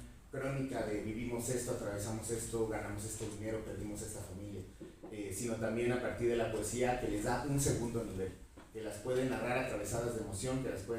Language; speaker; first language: Spanish; native; Spanish